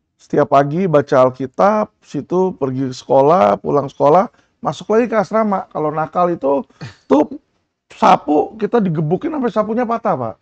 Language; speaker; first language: Indonesian; native; Indonesian